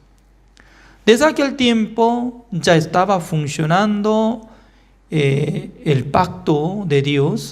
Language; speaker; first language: Spanish; non-native, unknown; Korean